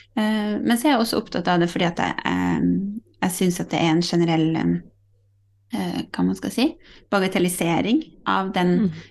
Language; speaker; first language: Norwegian; native; Norwegian